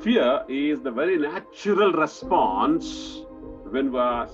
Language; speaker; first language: English; non-native, local second language; Kannada